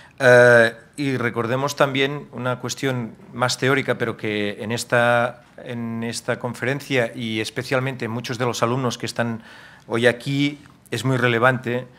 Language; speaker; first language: Spanish; non-native, local second language; Catalan